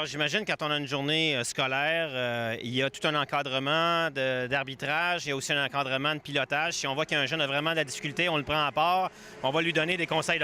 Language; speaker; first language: French; native; French